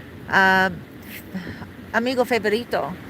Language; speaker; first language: Spanish; non-native, learner; English